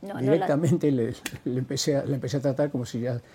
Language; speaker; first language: Spanish; native; Spanish